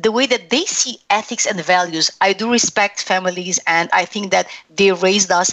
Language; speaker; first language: English; non-native, fluent; Arabic